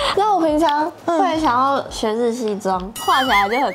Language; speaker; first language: Chinese; native; Chinese